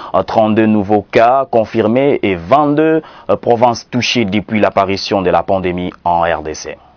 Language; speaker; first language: French; native; French